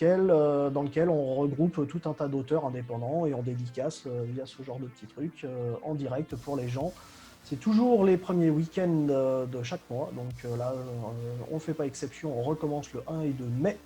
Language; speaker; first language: French; native; French